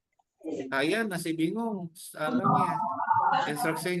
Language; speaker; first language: Indonesian; native; Indonesian